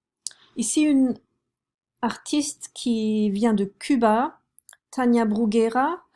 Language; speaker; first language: French; non-native, fluent; German